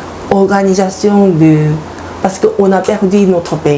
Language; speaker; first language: French; non-native, learner; Korean